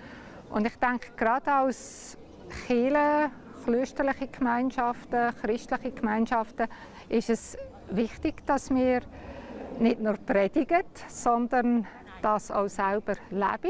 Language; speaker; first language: German; native; German